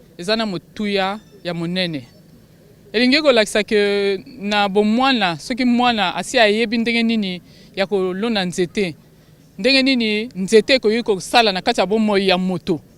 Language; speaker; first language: Lingala; native; Lingala